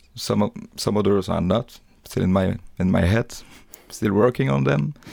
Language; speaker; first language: English; non-native, fluent; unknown